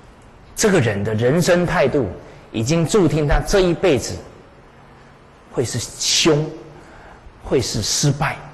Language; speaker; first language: Chinese; native; Chinese